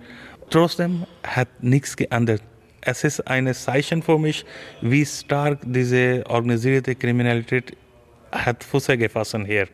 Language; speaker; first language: German; non-native, learner; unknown